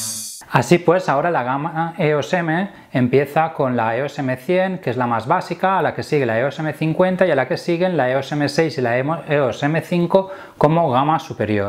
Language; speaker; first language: Spanish; native; Spanish